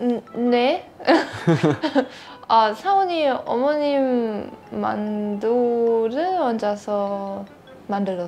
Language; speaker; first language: Korean; non-native, learner; German